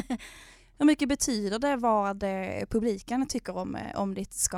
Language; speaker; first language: Swedish; native; Swedish